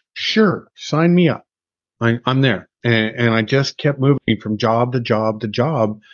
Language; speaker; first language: English; native; English